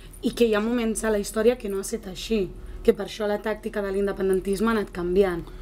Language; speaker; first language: Catalan; non-native, local second language; Spanish